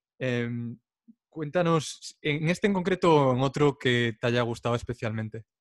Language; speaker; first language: Spanish; native; Spanish